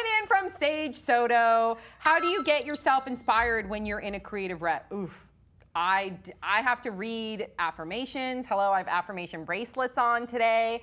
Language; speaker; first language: English; native; English